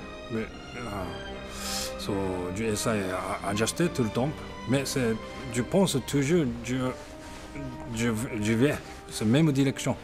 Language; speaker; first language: French; non-native, learner; Japanese